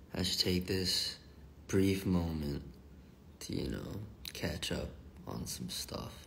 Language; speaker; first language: English; early bilingual, other home language; Korean